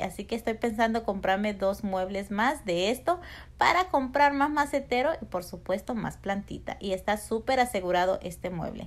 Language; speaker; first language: Spanish; native; Spanish